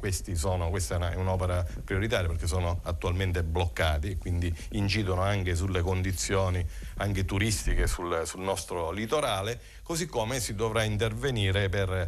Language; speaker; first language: Italian; native; Italian